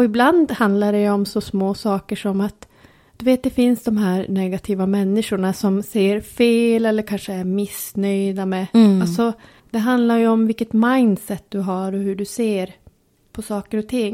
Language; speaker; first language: Swedish; native; Swedish